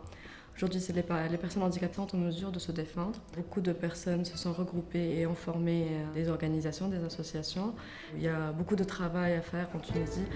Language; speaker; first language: French; non-native, local second language; Arabic